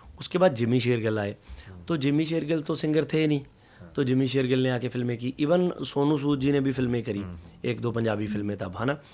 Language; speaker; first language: Hindi; non-native, local second language; Punjabi